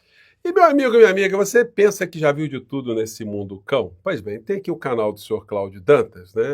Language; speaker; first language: Portuguese; native; Portuguese